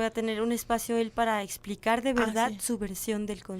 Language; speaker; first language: Spanish; native; Spanish